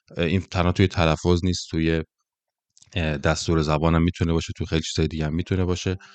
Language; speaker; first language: Persian; native; Persian